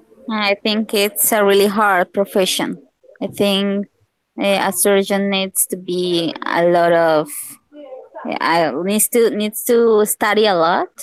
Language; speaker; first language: English; non-native, learner; Spanish